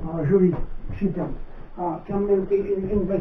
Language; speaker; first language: French; native; French